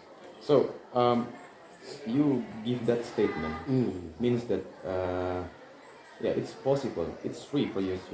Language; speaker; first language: English; non-native, learner; Indonesian